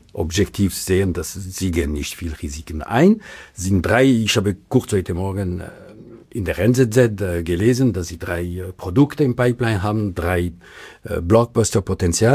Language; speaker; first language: German; non-native, local second language; French